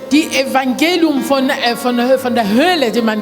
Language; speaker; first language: German; non-native, learner; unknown